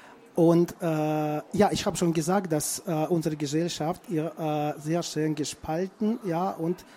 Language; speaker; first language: German; non-native, fluent; Russian